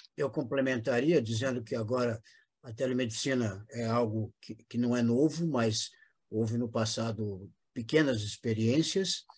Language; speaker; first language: Portuguese; native; Portuguese